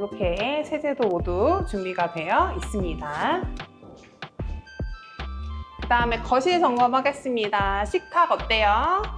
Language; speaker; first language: Korean; native; Korean